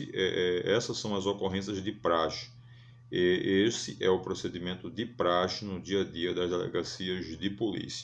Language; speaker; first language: Portuguese; native; Portuguese